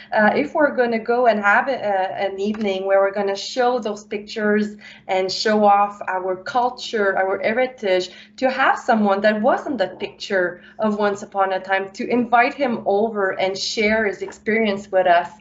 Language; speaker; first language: English; non-native, local second language; French